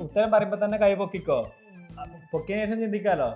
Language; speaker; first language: Malayalam; native; Malayalam